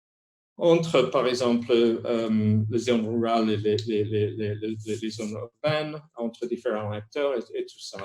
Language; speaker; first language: French; non-native, fluent; Spanish